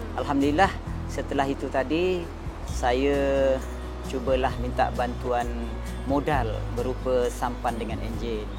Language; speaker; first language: Malay; native; Malay